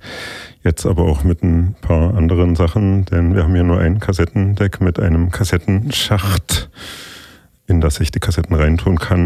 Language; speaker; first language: German; native; German